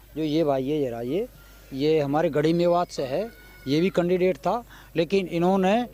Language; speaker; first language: Hindi; native; Hindi